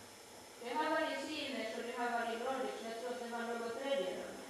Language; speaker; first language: Swedish; native; Swedish